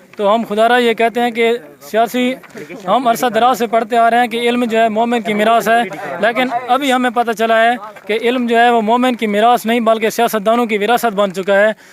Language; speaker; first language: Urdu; non-native, local second language; Saraiki